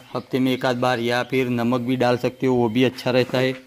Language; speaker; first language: Hindi; non-native, local second language; Gujarati